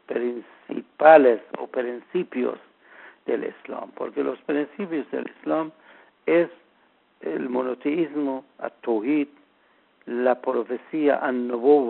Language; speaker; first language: Spanish; non-native, learner; Persian